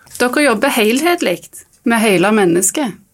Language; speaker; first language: Norwegian; native; Norwegian